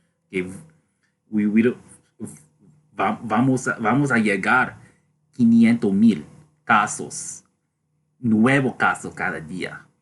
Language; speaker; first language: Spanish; non-native, learner; English